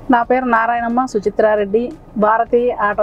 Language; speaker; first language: Telugu; native; Telugu